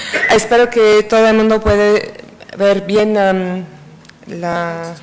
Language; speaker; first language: Spanish; non-native, learner; English